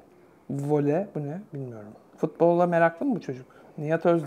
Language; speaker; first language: Turkish; native; Turkish